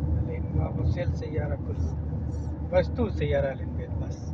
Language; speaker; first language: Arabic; non-native, learner; Filipino